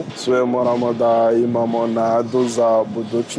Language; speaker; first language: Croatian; non-native, learner; Rundi